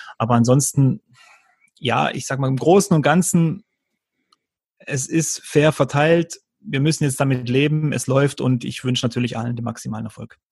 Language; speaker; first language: German; early bilingual, other home language; Croatian